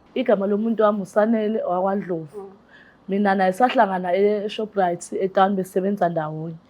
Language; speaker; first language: Zulu; native; Zulu